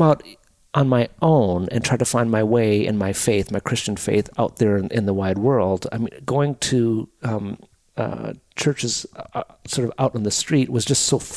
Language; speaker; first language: English; native; English